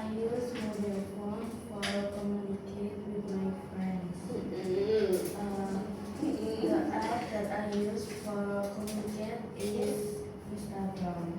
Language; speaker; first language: English; non-native, learner; Indonesian